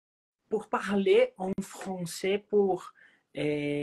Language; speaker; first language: French; non-native, learner; Portuguese